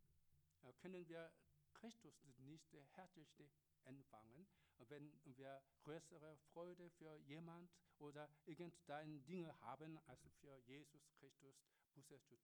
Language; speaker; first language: German; non-native, learner; Korean